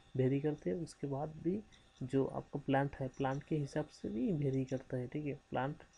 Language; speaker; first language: Hindi; non-native, local second language; Bangla